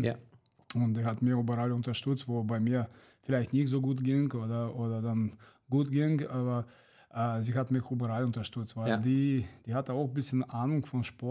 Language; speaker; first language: German; non-native, fluent; Russian